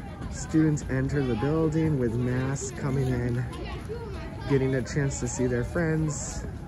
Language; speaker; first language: English; native; English